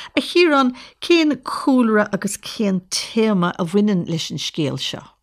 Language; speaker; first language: Irish; native; Irish